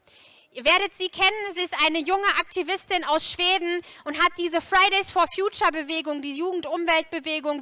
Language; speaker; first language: German; native; German